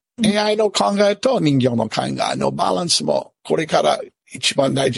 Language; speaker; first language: Japanese; non-native, fluent; English